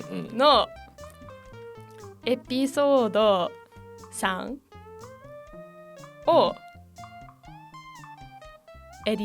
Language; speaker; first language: Japanese; non-native, learner; English